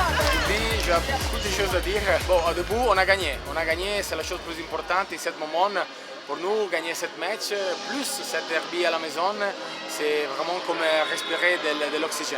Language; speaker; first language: French; non-native, fluent; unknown